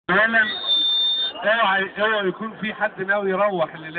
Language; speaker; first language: Arabic; native; Arabic